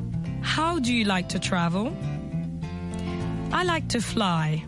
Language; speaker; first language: English; non-native, fluent; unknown